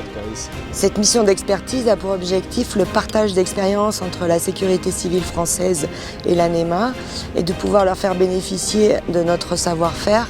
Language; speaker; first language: French; native; French